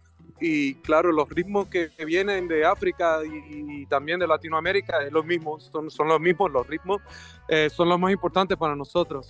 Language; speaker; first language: Spanish; non-native, fluent; Swedish